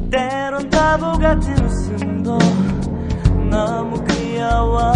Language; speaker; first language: Korean; native; Korean